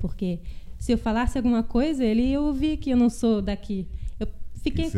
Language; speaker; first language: Portuguese; early bilingual, heritage; Portuguese